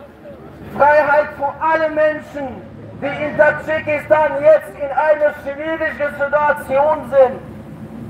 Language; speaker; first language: German; non-native, fluent; Tajik